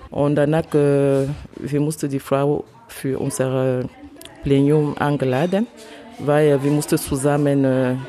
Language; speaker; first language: German; non-native, learner; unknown